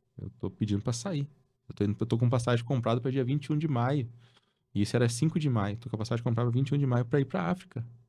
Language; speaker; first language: Portuguese; native; Portuguese